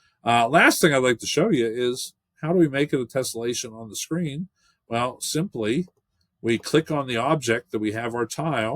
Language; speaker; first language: English; native; English